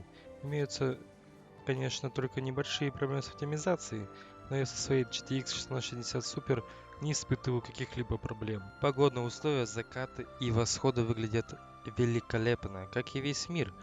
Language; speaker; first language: Russian; native; Russian